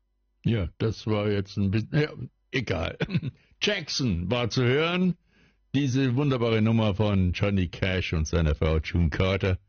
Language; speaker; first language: German; native; German